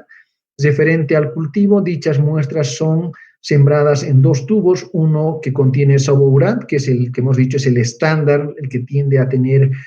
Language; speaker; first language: Spanish; native; Spanish